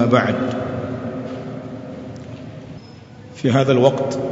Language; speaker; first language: Arabic; non-native, fluent; Swahili